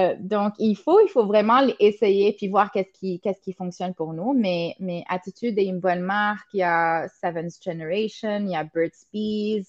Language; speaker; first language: French; non-native, local second language; Arabic